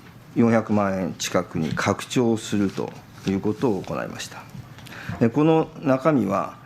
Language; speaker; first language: Japanese; native; Japanese